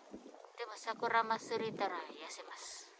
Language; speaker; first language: Japanese; non-native, learner; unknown